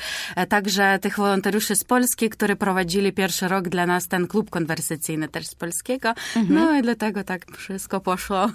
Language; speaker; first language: Polish; non-native, learner; Ukrainian